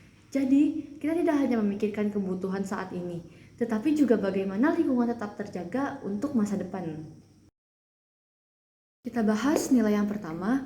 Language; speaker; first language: Indonesian; native; Indonesian